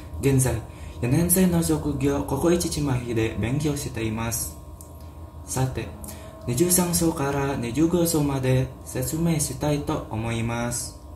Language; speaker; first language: Japanese; non-native, learner; Indonesian